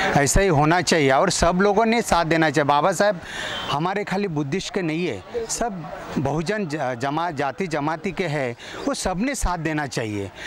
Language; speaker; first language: Hindi; non-native, local second language; Marathi